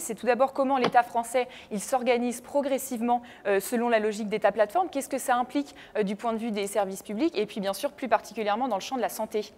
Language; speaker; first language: French; native; French